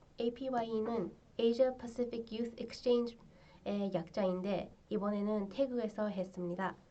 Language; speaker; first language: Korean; non-native, fluent; English